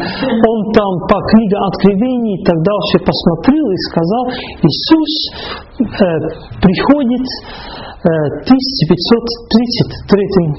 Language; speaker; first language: Russian; non-native, fluent; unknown